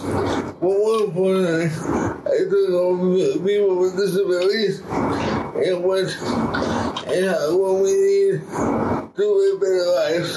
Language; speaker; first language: English; native; English